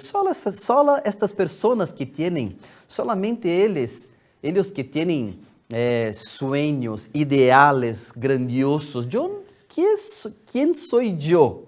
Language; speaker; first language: Spanish; non-native, fluent; Portuguese